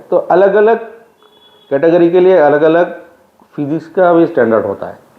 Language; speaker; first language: Hindi; non-native, local second language; Bangla